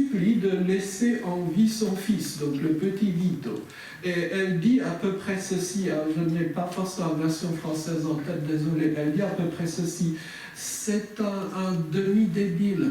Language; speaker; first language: French; native; French